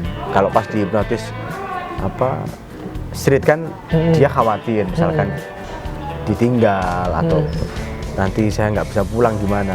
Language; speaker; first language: Indonesian; native; Indonesian